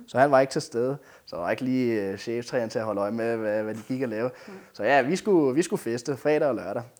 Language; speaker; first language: Danish; early bilingual, other home language; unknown